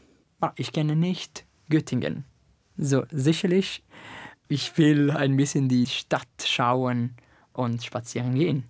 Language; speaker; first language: German; non-native, fluent; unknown